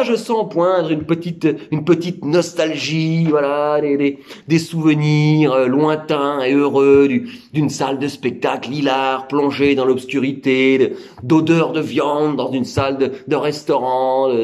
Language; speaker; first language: French; native; French